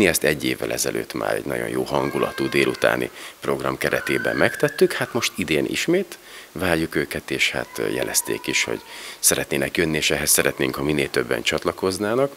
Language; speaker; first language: Hungarian; native; Hungarian